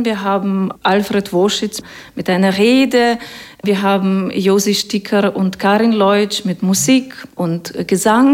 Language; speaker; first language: German; non-native, fluent; Russian